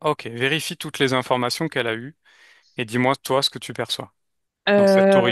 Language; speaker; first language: French; native; French